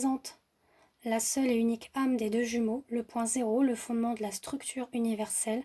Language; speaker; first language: French; native; French